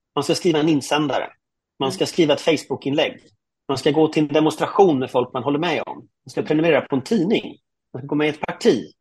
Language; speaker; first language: Swedish; native; Swedish